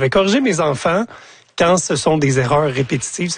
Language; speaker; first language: French; native; French